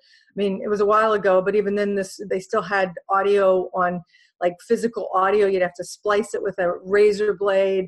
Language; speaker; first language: English; native; English